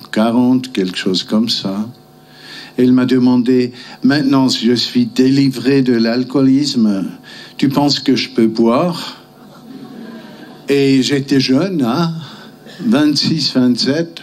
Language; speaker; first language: French; non-native, local second language; German